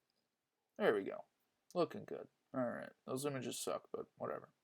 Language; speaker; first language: English; native; English